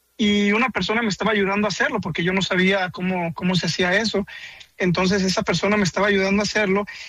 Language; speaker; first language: Spanish; native; Spanish